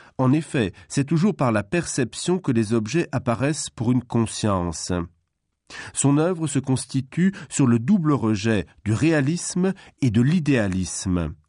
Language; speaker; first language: French; non-native, local second language; Luxembourgish